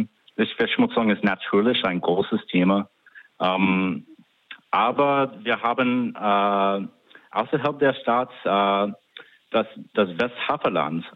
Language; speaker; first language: German; non-native, fluent; English